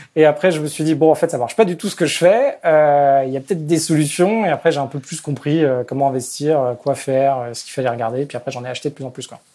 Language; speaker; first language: French; native; French